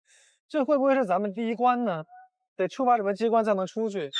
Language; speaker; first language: Chinese; native; Chinese